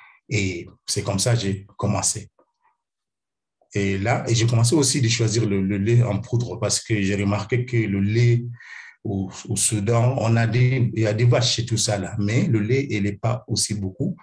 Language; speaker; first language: French; non-native, fluent; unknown